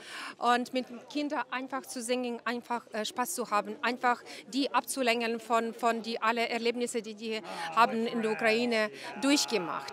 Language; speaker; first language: German; non-native, fluent; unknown